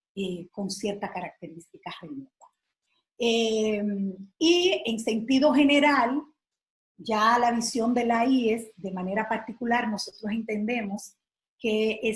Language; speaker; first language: Spanish; native; Spanish